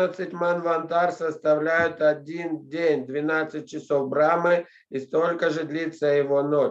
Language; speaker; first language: Russian; native; Russian